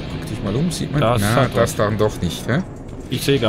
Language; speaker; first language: German; native; German